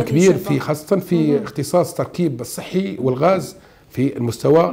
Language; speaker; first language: Arabic; native; Arabic